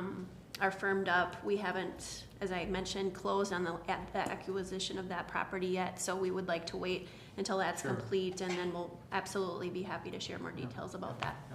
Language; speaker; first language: English; native; English